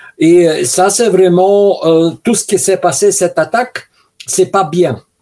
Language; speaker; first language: French; non-native, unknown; Russian